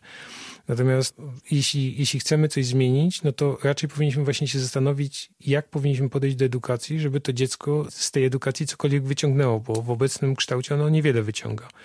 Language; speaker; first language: Polish; native; Polish